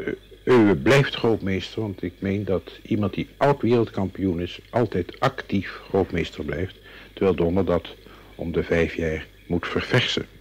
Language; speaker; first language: Dutch; native; Dutch